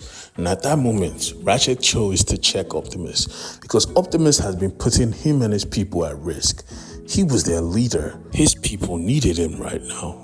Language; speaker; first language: English; native; English